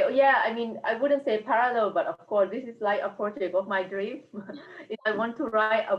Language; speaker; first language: English; non-native, fluent; Thai